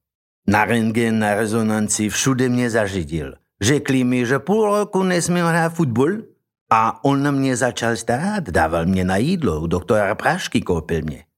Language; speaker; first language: Czech; non-native, learner; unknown